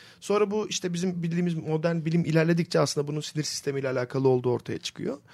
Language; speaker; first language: Turkish; native; Turkish